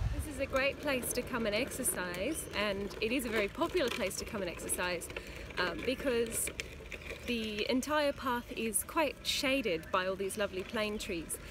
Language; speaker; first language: English; native; English